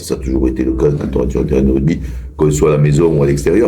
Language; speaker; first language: French; native; French